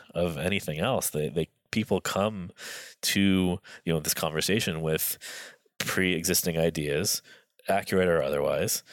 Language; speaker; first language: English; native; English